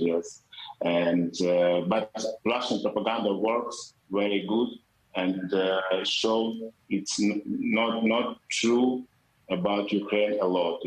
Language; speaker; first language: English; non-native, learner; Ukrainian